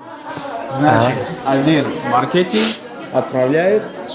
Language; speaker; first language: Russian; non-native, local second language; Tajik